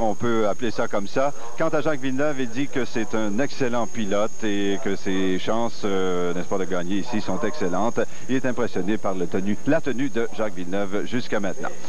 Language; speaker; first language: French; native; French